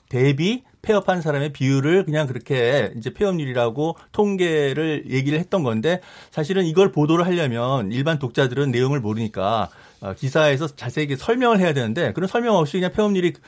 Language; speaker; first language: Korean; native; Korean